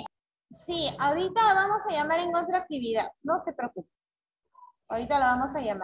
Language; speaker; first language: Spanish; native; Spanish